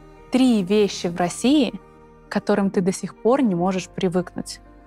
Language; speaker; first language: Russian; native; Russian